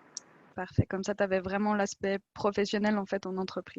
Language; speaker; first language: French; native; French